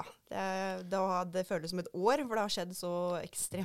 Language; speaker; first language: Norwegian; native; Norwegian